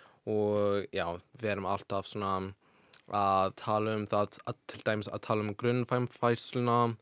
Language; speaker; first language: Icelandic; non-native, fluent; English